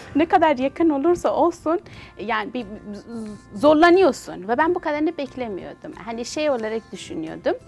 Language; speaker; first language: Turkish; non-native, fluent; Persian